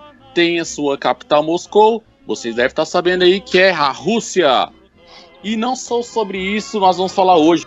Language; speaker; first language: Portuguese; native; Portuguese